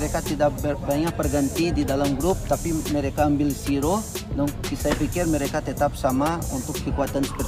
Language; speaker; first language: Indonesian; non-native, learner; Portuguese